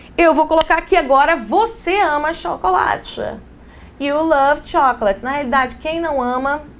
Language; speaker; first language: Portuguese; native; Portuguese